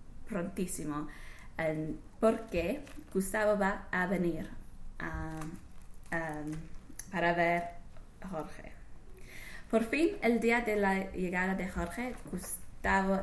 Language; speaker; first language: Spanish; non-native, learner; English